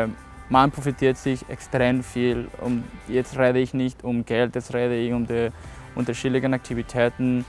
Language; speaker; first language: German; non-native, fluent; Spanish